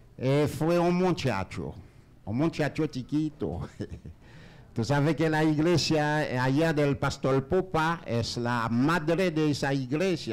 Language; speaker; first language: Spanish; non-native, learner; Haitian Creole